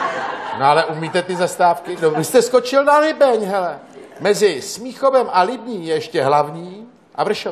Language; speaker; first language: Czech; native; Czech